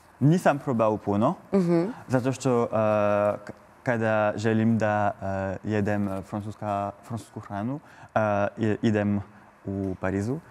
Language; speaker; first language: Croatian; non-native, learner; French